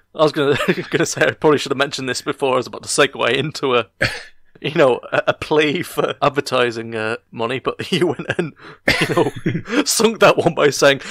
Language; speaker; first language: English; native; English